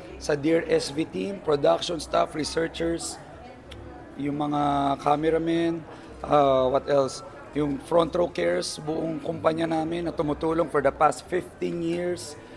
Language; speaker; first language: Filipino; native; Filipino